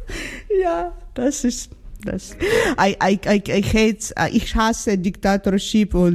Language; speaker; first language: German; non-native, learner; Ukrainian